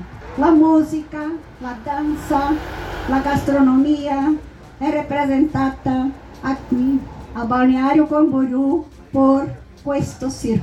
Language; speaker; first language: Italian; non-native, fluent; Portuguese